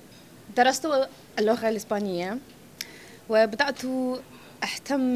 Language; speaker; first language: Arabic; non-native, fluent; English